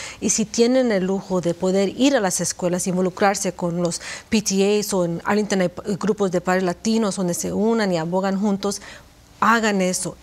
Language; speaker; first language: Spanish; early bilingual, heritage; Spanish